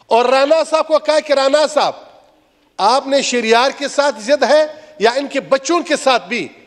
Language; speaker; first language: Urdu; non-native, local second language; Pashto